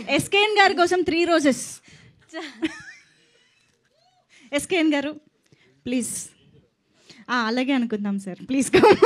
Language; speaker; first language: Telugu; native; Telugu